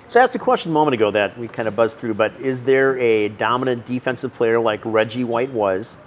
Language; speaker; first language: English; native; English